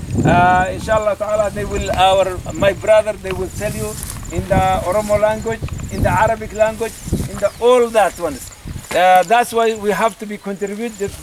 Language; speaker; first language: English; non-native, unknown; Oromo